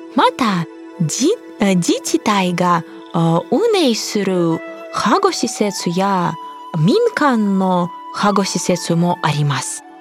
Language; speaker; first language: Japanese; non-native, fluent; Russian